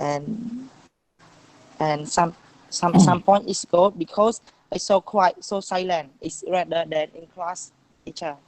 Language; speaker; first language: English; non-native, learner; Khmer